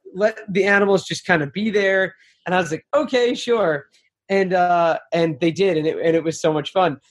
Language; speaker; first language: English; native; English